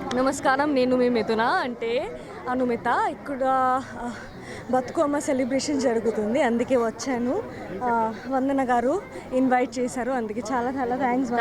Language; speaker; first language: Telugu; non-native, fluent; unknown